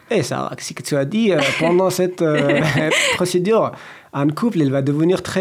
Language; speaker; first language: French; non-native, learner; Persian